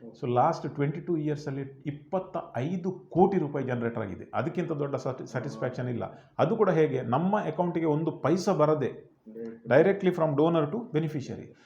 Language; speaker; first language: Kannada; non-native, local second language; Konkani